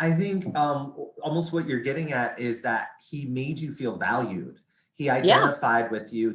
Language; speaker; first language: English; native; English